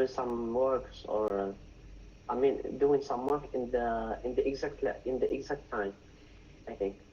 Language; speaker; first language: English; non-native, learner; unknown